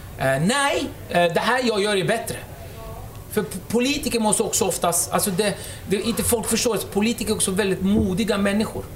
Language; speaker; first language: Swedish; early bilingual, other home language; Kurdish